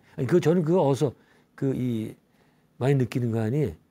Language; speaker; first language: Korean; native; Korean